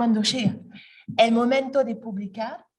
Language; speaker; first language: Spanish; non-native, learner; French